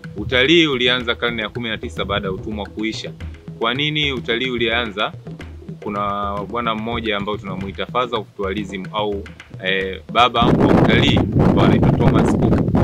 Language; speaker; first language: Swahili; native; Swahili